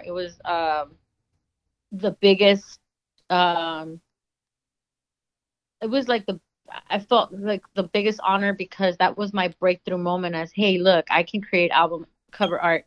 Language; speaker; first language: English; native; English